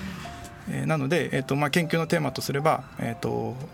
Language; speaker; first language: Japanese; native; Japanese